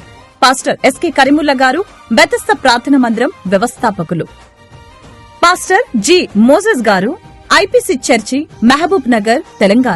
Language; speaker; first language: Telugu; native; Telugu